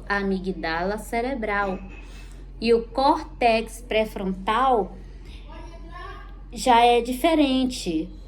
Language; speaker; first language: Portuguese; native; Portuguese